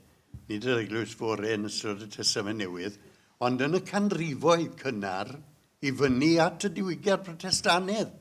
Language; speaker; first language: Welsh; native; Welsh